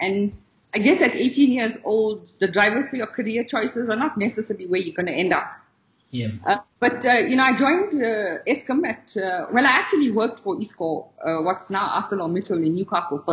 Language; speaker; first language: English; native; English